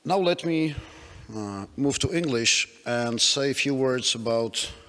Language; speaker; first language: English; non-native, fluent; Polish